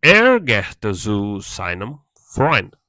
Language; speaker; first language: German; non-native, fluent; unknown